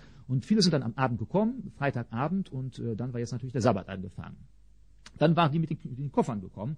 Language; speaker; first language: German; native; German